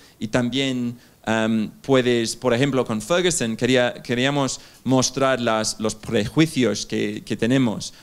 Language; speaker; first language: Spanish; non-native, fluent; English